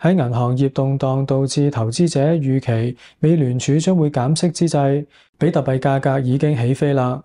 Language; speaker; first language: Cantonese; native; Cantonese